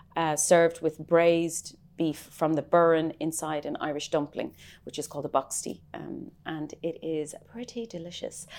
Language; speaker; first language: English; native; English